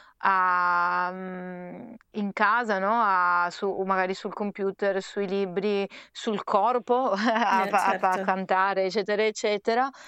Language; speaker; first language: Italian; native; Italian